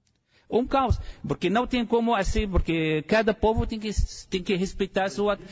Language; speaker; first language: Portuguese; non-native, fluent; Arabic